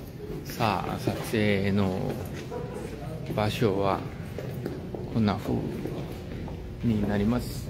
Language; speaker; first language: Japanese; non-native, learner; Korean